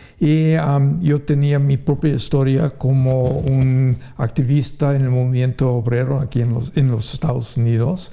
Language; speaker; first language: Spanish; non-native, fluent; English